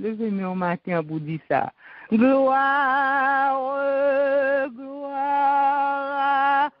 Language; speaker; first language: French; non-native, local second language; Haitian Creole